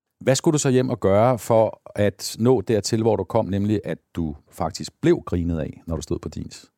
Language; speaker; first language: Danish; native; Danish